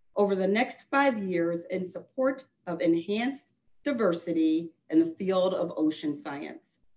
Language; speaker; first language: English; native; English